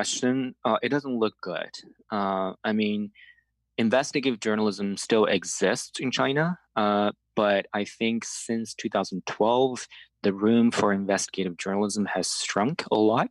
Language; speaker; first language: English; non-native, fluent; Chinese